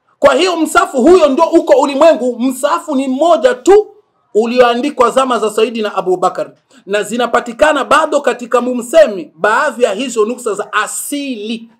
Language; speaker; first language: Swahili; native; Swahili